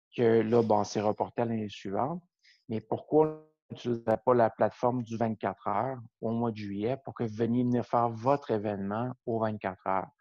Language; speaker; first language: French; native; French